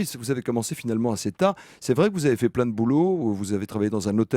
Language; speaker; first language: French; native; French